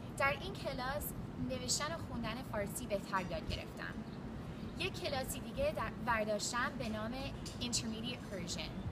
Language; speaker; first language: Persian; early bilingual, heritage; English